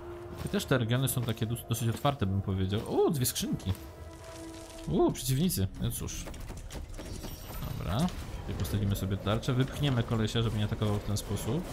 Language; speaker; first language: Polish; native; Polish